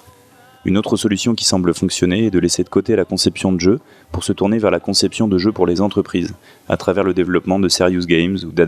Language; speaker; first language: French; native; French